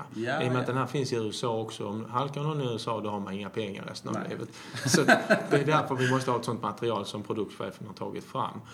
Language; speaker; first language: Swedish; native; Swedish